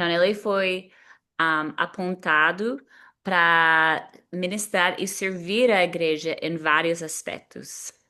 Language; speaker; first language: Portuguese; non-native, fluent; English